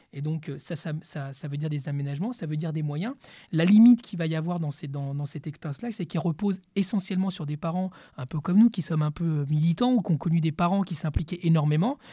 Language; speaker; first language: French; early bilingual, other home language; Spanish